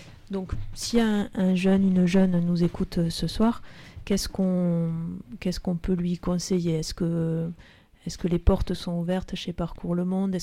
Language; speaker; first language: French; native; French